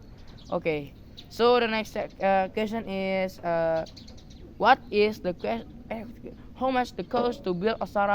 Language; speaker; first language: English; non-native, learner; Indonesian